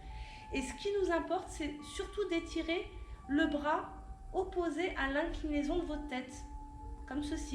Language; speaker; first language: French; native; French